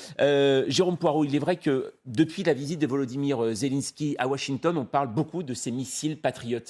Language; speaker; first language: French; native; French